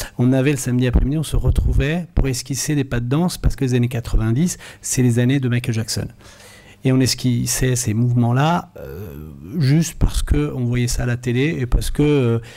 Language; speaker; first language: French; early bilingual, other home language; Arabic